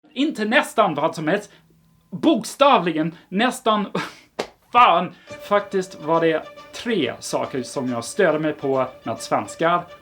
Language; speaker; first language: Swedish; non-native, fluent; English